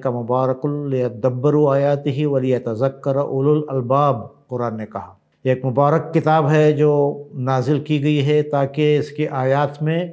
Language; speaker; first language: Hindi; non-native, local second language; Urdu